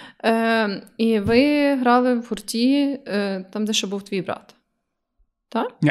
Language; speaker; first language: Ukrainian; native; Ukrainian